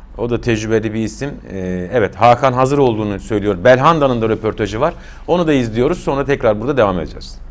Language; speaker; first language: Turkish; native; Turkish